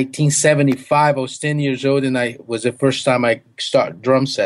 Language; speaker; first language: English; non-native, fluent; Portuguese